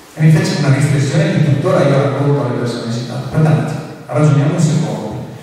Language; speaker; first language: Italian; non-native, local second language; Venetian